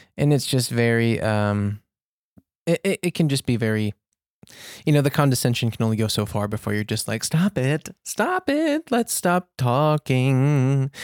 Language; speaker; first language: English; native; English